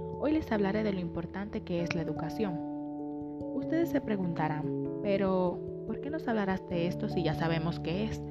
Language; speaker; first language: Spanish; native; Spanish